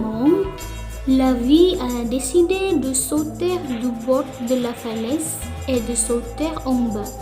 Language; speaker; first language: French; non-native, learner; Indonesian